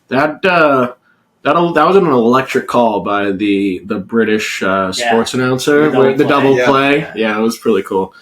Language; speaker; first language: English; native; English